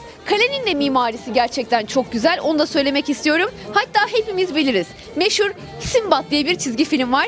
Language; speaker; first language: Turkish; native; Turkish